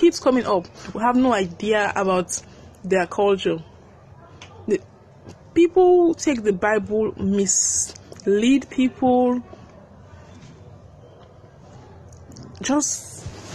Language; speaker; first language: English; non-native, local second language; Krio